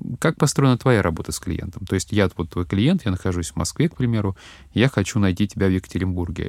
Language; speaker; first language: Russian; native; Russian